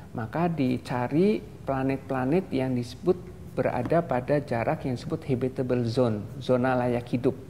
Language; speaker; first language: Indonesian; native; Indonesian